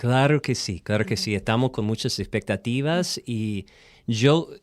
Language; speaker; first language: Spanish; non-native, fluent; English